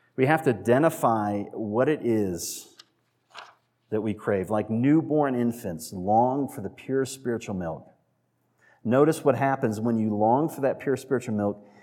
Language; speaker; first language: English; native; English